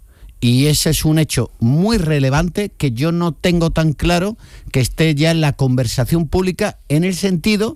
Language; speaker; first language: Spanish; native; Spanish